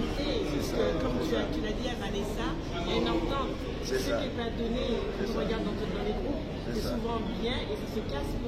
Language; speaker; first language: French; native; French